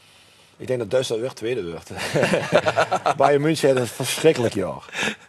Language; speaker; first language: Dutch; native; Dutch